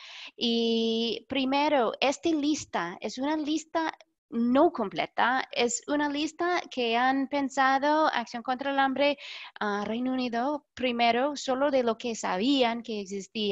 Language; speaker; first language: Spanish; non-native, fluent; English